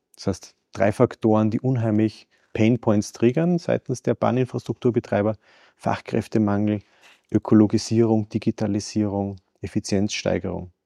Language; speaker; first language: German; native; German